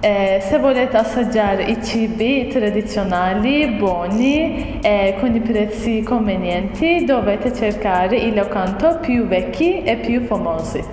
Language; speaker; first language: Italian; non-native, fluent; Turkish